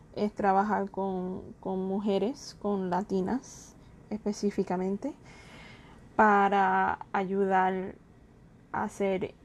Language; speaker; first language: Spanish; early bilingual, heritage; Spanish